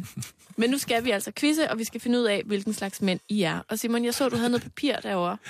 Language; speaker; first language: Danish; native; Danish